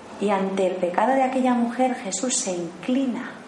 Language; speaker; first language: Spanish; native; Spanish